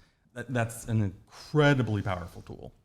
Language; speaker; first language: English; native; English